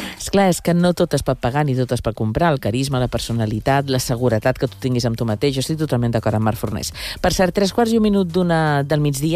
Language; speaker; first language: Catalan; native; Catalan